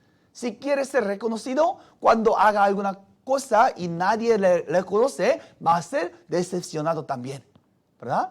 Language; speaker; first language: Spanish; non-native, fluent; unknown